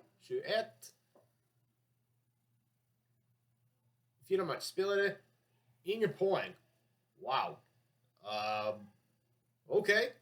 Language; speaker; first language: Swedish; non-native, learner; English